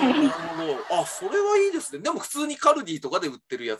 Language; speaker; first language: Japanese; native; Japanese